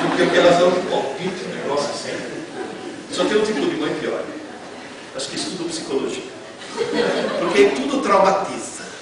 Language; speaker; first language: Portuguese; non-native, fluent; Italian